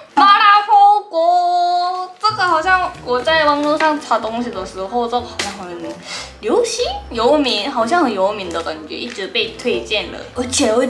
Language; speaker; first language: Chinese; non-native, fluent; Korean